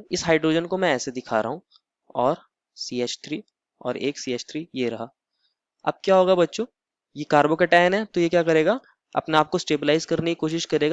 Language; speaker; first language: Hindi; native; Hindi